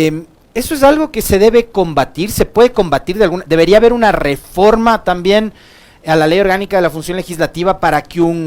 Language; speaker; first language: Spanish; native; Spanish